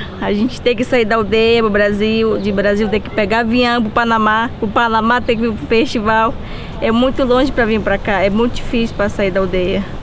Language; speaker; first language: Portuguese; non-native, local second language; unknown